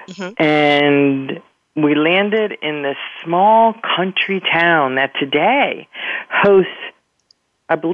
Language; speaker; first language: English; early bilingual, other home language; Spanish